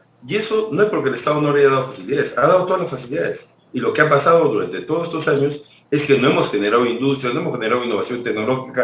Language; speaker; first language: Spanish; native; Spanish